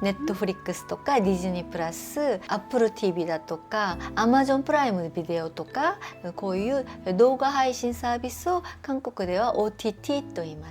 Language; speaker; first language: Japanese; non-native, fluent; Korean